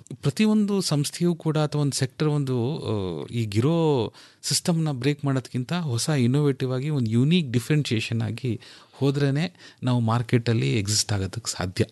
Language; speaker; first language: Kannada; native; Kannada